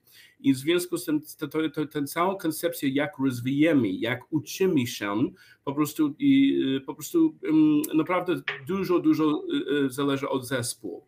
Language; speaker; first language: Polish; non-native, learner; English